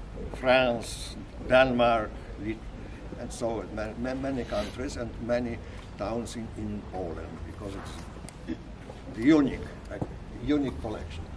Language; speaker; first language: English; non-native, learner; Polish